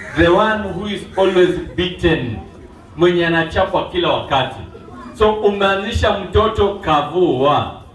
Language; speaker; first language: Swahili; non-native, local second language; Luo (Kenya and Tanzania)